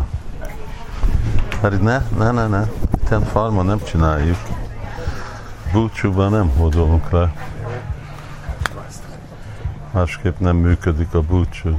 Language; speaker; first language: Hungarian; early bilingual, heritage; Hungarian